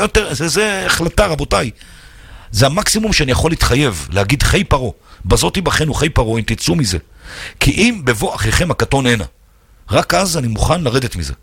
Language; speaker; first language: Hebrew; native; Hebrew